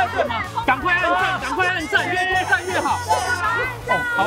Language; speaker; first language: Chinese; native; Chinese